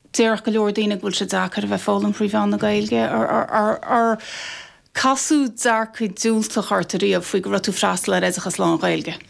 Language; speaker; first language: Irish; native; Irish